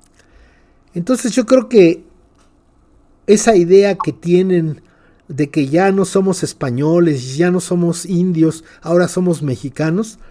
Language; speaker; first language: Spanish; native; Spanish